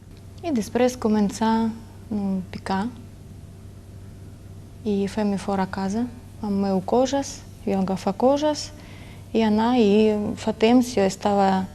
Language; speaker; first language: Catalan; non-native, learner; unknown